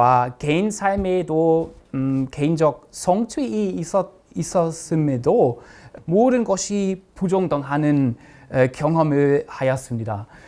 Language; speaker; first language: Korean; non-native, fluent; German